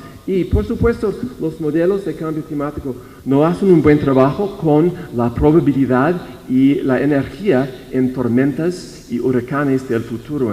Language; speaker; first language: Spanish; non-native, fluent; English